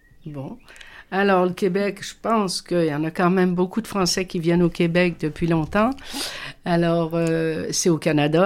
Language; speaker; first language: French; native; French